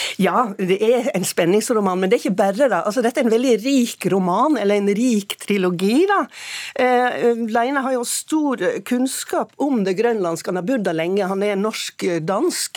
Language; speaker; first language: Norwegian; native; Norwegian